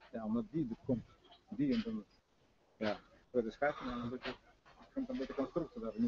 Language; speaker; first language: Dutch; non-native, learner; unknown